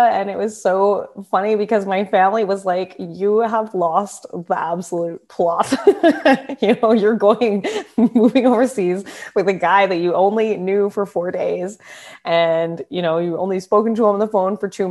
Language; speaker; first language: English; native; English